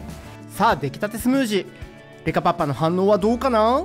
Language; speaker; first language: Japanese; native; Japanese